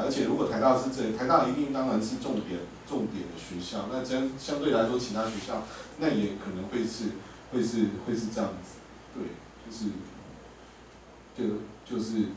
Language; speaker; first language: Chinese; native; Chinese